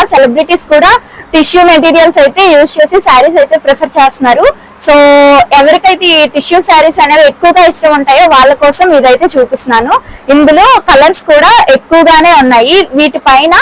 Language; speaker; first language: Telugu; native; Telugu